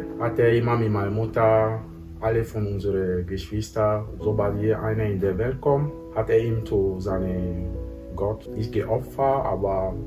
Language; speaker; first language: German; non-native, fluent; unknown